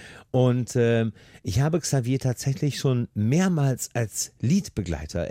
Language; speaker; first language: German; native; German